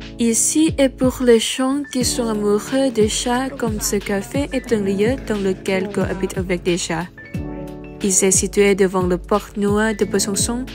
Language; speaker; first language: French; non-native, fluent; Thai